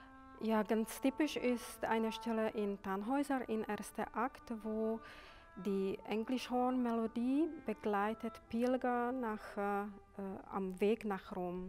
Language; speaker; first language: German; non-native, fluent; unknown